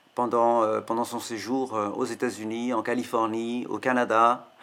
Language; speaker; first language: French; native; French